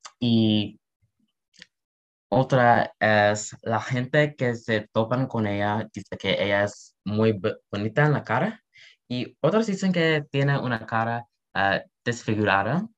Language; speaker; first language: Spanish; non-native, learner; English